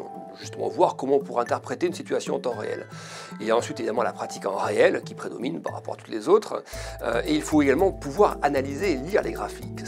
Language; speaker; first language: French; native; French